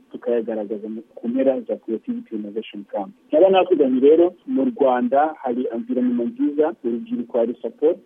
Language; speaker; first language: Kinyarwanda; early bilingual, heritage; Kinyarwanda